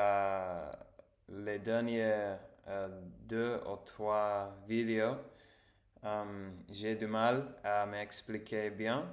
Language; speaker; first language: French; non-native, learner; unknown